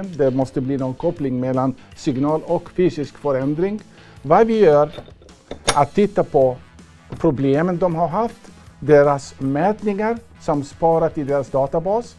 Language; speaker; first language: Swedish; non-native, fluent; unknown